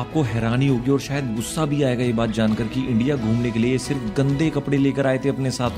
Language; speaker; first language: Hindi; native; Hindi